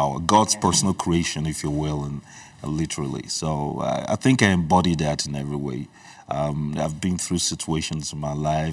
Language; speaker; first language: English; early bilingual, other home language; Igbo